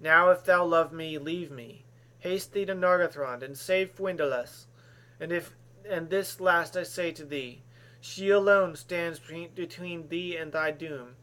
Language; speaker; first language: English; native; English